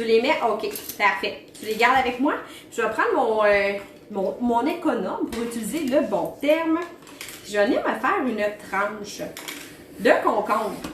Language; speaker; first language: French; native; French